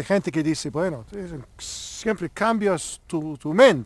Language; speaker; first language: Spanish; non-native, learner; English